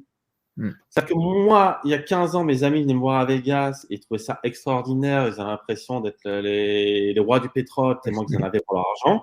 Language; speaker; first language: French; native; French